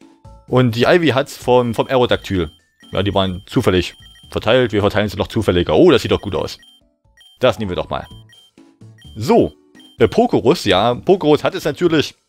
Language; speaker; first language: German; native; German